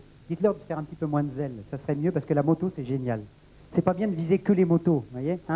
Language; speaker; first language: French; native; French